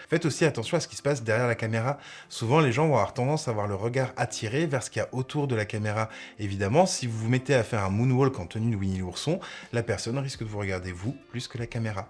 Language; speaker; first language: French; native; French